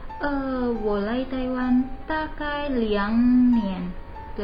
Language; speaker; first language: Chinese; non-native, learner; Indonesian